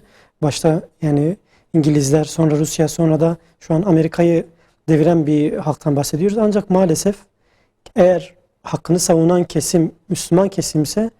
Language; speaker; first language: Turkish; native; Turkish